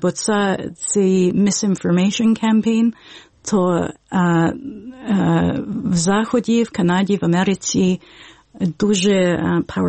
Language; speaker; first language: Ukrainian; early bilingual, heritage; Ukrainian